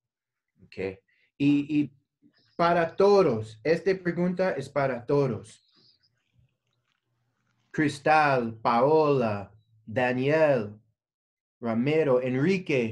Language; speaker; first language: Spanish; non-native, learner; English